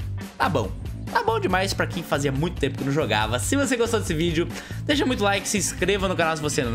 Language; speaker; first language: Portuguese; native; Portuguese